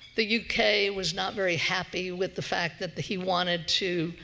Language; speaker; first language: English; native; English